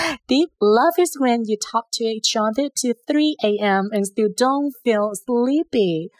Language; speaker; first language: English; non-native, fluent; Vietnamese